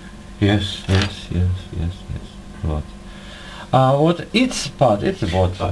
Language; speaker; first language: English; non-native, learner; Russian